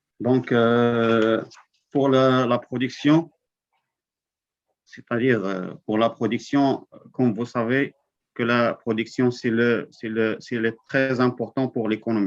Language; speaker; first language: French; non-native, local second language; Arabic